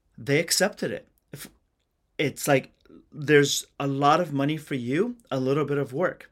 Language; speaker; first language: English; early bilingual, other home language; Persian